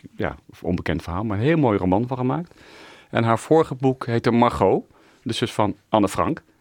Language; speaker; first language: Dutch; native; Dutch